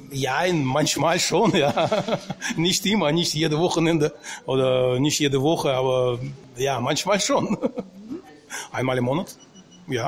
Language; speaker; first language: German; non-native, fluent; Russian